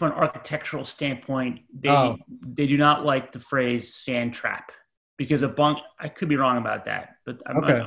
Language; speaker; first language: English; native; English